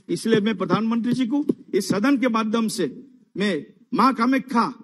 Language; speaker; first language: Hindi; non-native, local second language; Assamese